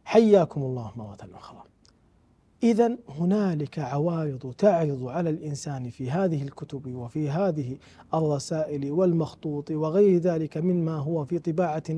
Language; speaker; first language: Arabic; native; Arabic